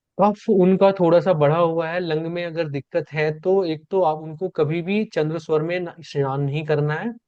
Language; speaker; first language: Hindi; native; Hindi